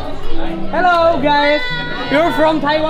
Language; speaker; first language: English; non-native, learner; Indonesian